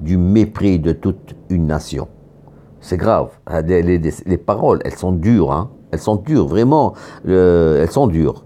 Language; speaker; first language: French; non-native, local second language; Arabic